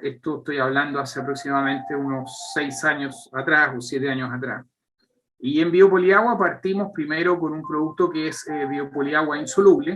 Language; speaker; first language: Spanish; native; Spanish